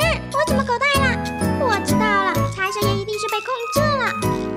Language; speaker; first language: Chinese; native; Chinese